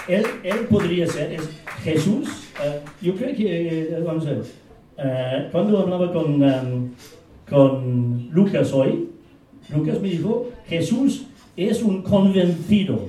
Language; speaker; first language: Spanish; non-native, fluent; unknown